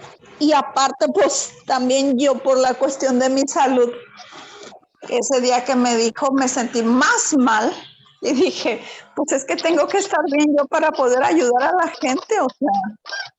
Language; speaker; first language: Spanish; native; Spanish